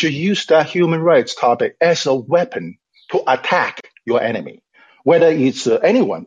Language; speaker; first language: English; non-native, fluent; Chinese